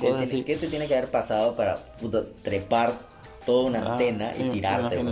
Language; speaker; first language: Spanish; native; Spanish